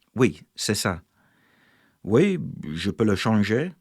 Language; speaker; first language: French; non-native, learner; English